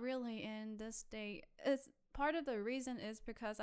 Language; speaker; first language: English; non-native, fluent; Vietnamese